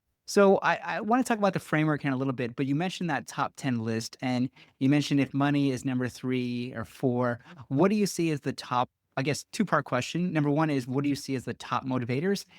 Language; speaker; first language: English; native; English